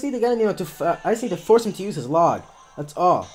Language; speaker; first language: English; native; English